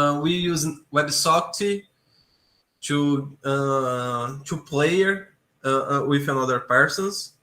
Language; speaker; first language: English; non-native, learner; Portuguese